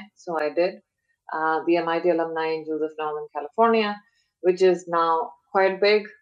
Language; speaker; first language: English; non-native, local second language; Hindi